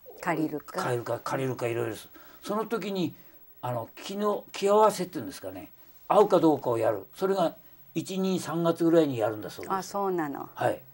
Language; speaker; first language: Japanese; native; Japanese